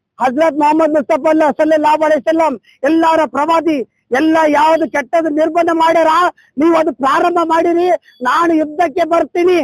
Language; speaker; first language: Kannada; non-native, local second language; Urdu